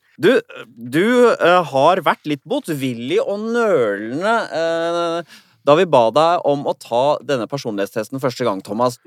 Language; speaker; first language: Norwegian; native; Norwegian